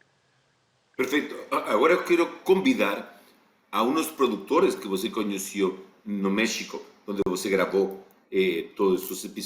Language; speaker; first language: Portuguese; non-native, fluent; Spanish